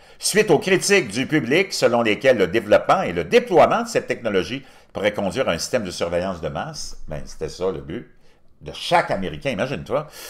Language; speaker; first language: French; native; French